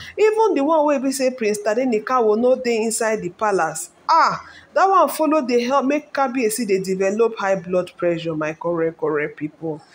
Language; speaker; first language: Nigerian Pidgin; non-native, local second language; Yoruba